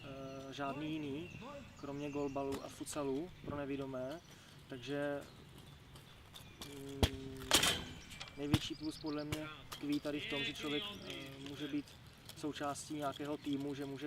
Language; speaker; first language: Czech; native; Czech